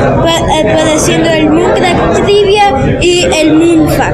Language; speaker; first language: Spanish; non-native, learner; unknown